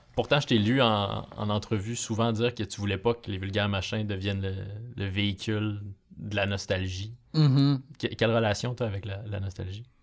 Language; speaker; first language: French; native; French